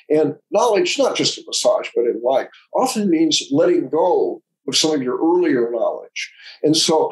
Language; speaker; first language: English; native; English